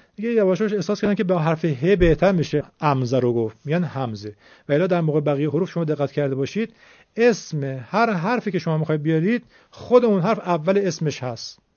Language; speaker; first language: Persian; native; Persian